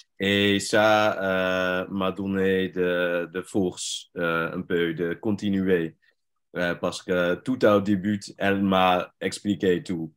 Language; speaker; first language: French; non-native, learner; Dutch